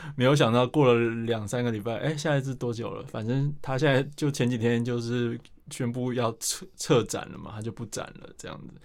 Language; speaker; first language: Chinese; native; Chinese